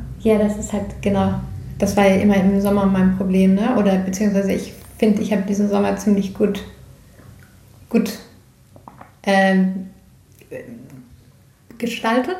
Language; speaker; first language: German; native; German